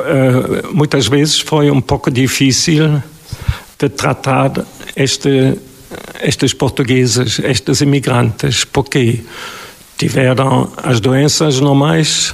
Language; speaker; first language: Portuguese; non-native, fluent; German